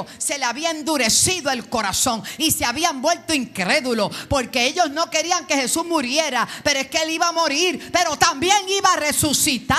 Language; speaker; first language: Spanish; native; Spanish